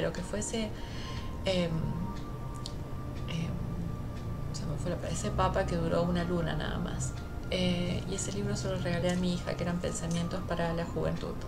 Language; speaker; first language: Spanish; native; Spanish